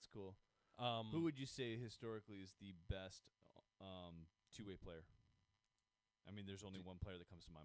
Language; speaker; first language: English; native; English